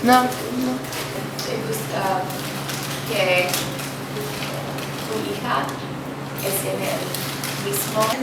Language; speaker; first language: Spanish; non-native, learner; English